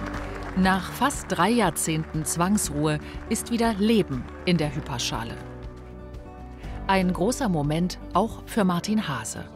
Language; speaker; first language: German; native; German